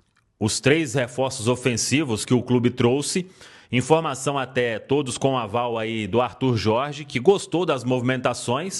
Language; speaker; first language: Portuguese; native; Portuguese